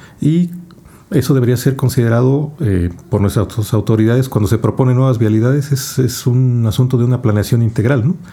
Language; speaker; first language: Spanish; native; Spanish